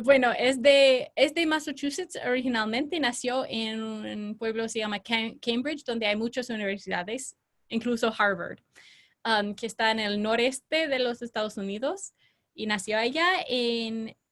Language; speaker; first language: Spanish; non-native, fluent; English